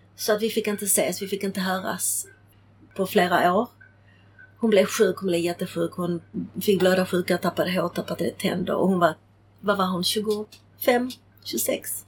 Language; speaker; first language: Swedish; early bilingual, other home language; Czech